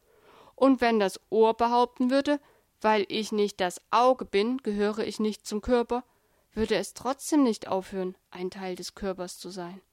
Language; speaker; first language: German; native; German